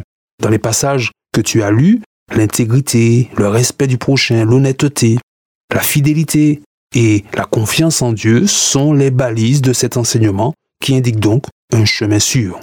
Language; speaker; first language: French; native; French